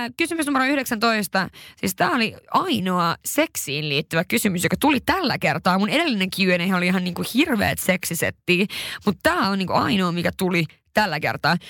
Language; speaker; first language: Finnish; early bilingual, heritage; Swedish